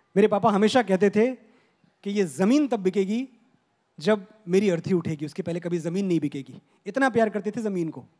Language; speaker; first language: Hindi; native; Hindi